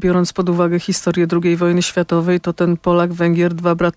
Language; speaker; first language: Polish; native; Polish